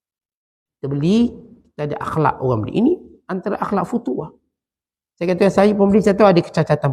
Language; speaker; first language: Malay; native; Malay